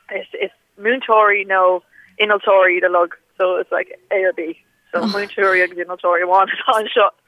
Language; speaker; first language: Irish; non-native, local second language; English